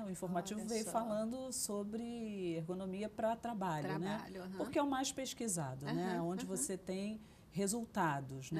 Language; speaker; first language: Portuguese; native; Portuguese